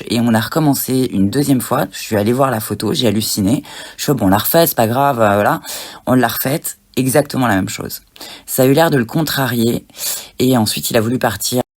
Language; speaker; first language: French; native; French